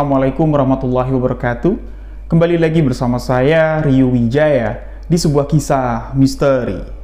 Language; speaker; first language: Indonesian; native; Indonesian